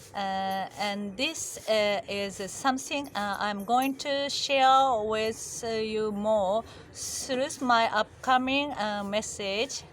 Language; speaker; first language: English; non-native, learner; Japanese